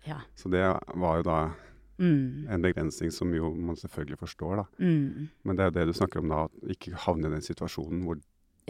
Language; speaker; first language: Norwegian; native; Norwegian